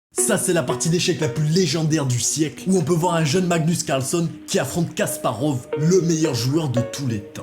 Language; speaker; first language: French; native; French